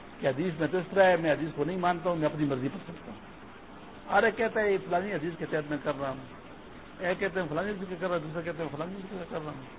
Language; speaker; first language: Urdu; non-native, local second language; Pashto